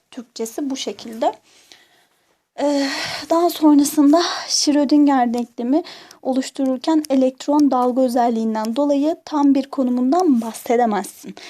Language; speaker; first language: Turkish; native; Turkish